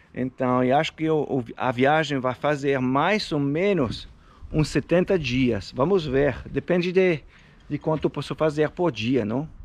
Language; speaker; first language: Portuguese; non-native, learner; French